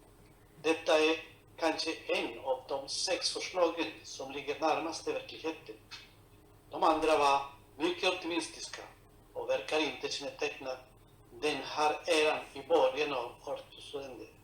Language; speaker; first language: Swedish; non-native, fluent; Spanish